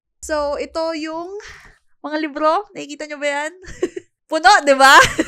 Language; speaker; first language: Filipino; native; Filipino